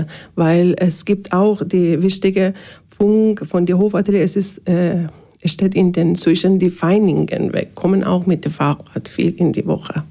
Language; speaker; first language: German; non-native, fluent; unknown